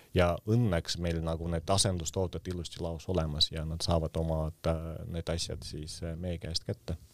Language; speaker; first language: Estonian; non-native, local second language; Russian